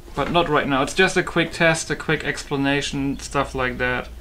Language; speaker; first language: English; non-native, fluent; German